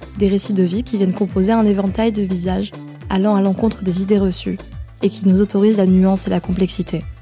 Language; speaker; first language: French; native; French